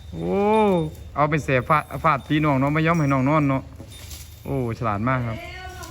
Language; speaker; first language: Thai; native; Thai